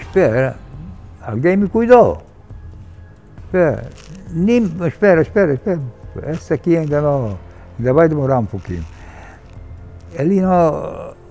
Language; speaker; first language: Portuguese; non-native, fluent; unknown